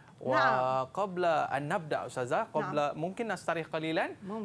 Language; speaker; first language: Arabic; non-native, fluent; Malay